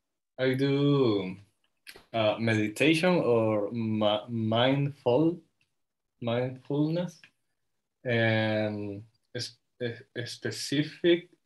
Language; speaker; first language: English; non-native, learner; Spanish